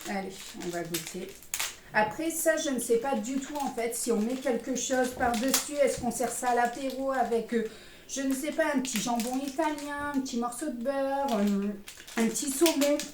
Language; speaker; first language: French; native; French